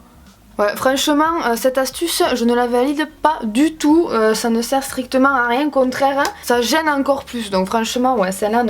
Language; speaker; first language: French; native; French